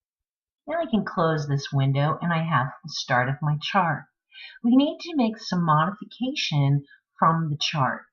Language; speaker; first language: English; native; English